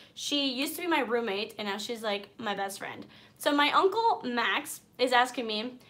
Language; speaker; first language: English; early bilingual, other home language; Spanish